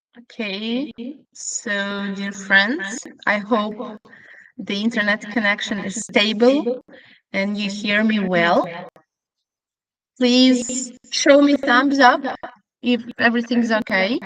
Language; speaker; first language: English; non-native, fluent; Ukrainian